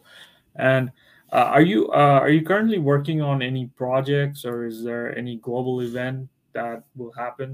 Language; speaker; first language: English; non-native, local second language; Bangla